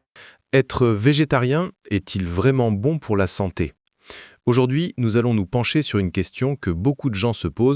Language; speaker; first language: French; native; French